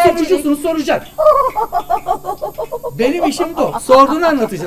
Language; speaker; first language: Turkish; native; Turkish